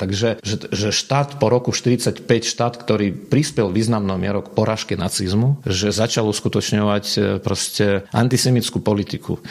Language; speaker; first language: Slovak; non-native, fluent; Russian